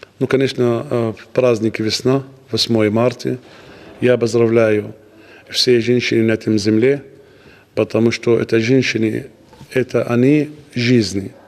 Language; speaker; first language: Russian; non-native, learner; Arabic